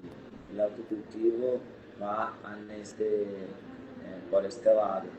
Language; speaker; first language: Spanish; non-native, fluent; Portuguese